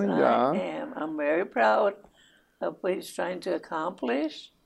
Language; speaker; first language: English; early bilingual, other home language; Spanish